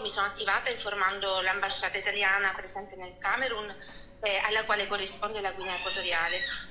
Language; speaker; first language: Italian; native; Italian